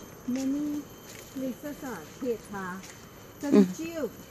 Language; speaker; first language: English; non-native, learner; Vietnamese